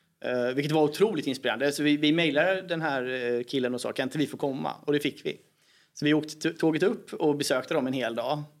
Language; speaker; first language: Swedish; native; Swedish